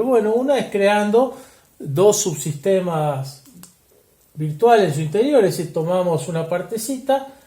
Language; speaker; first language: Spanish; native; Spanish